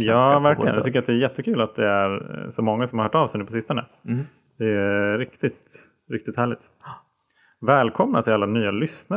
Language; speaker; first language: Swedish; native; Swedish